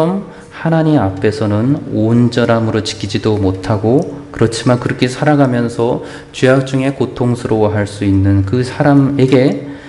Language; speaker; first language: Korean; native; Korean